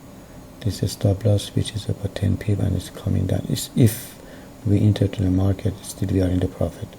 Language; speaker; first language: English; non-native, fluent; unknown